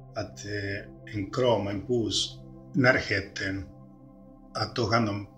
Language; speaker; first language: Swedish; early bilingual, other home language; Spanish